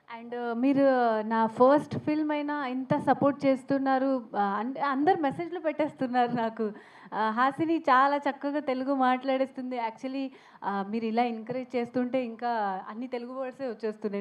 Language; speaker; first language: Telugu; non-native, learner; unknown